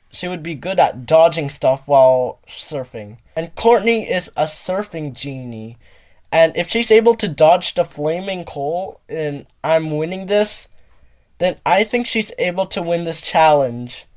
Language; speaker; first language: English; native; English